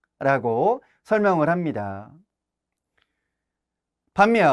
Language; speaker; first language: Korean; native; Korean